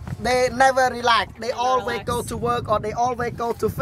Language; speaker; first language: English; non-native, fluent; Khmer